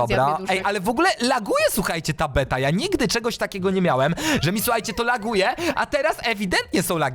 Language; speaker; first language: Polish; native; Polish